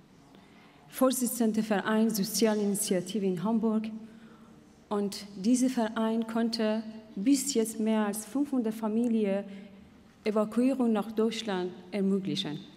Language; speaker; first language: German; non-native, fluent; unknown